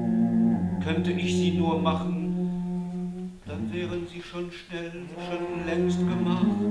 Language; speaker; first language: German; non-native, learner; French